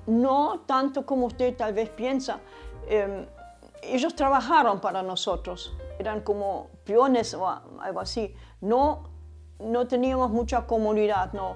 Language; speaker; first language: Spanish; early bilingual, other home language; German